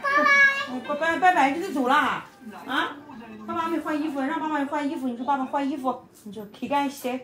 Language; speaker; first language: Chinese; native; Chinese